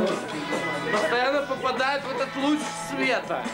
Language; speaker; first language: Russian; native; Russian